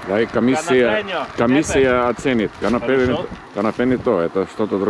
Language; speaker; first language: Russian; non-native, local second language; Estonian